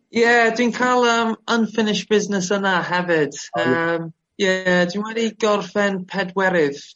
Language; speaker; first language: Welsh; non-native, local second language; English